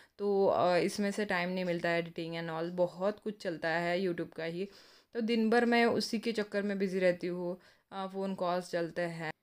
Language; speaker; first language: Hindi; non-native, local second language; Marathi